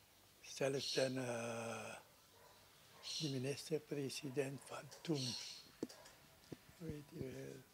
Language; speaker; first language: Dutch; non-native, local second language; Sranan Tongo